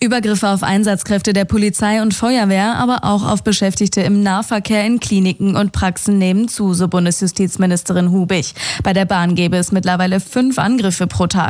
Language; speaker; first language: German; native; German